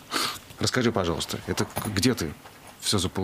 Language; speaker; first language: Russian; native; Russian